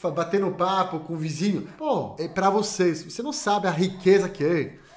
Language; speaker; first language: Portuguese; non-native, fluent; French